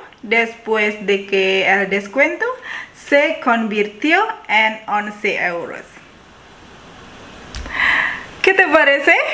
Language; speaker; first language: Spanish; non-native, learner; Indonesian